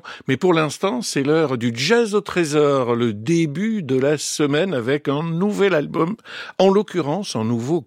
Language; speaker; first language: French; native; French